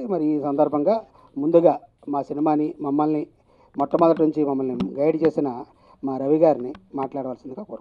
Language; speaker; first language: Telugu; native; Telugu